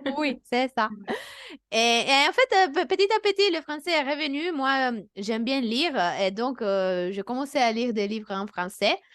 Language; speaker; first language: French; non-native, fluent; Italian